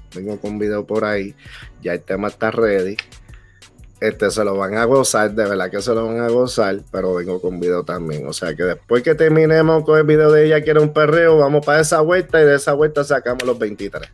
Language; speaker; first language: Spanish; native; Spanish